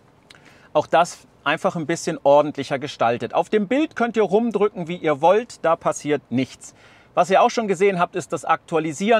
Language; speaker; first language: German; native; German